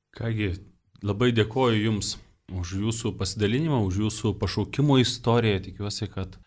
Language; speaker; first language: Lithuanian; native; Lithuanian